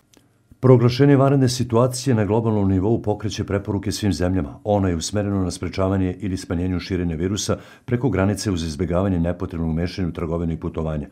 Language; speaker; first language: Serbian; native; Serbian